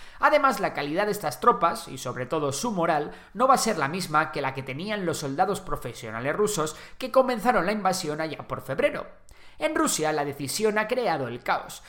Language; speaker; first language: Spanish; native; Spanish